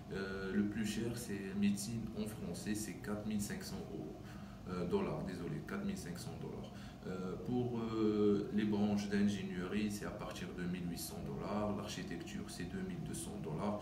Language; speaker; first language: French; non-native, local second language; Arabic